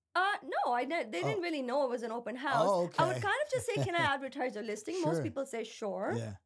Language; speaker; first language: English; non-native, local second language; Urdu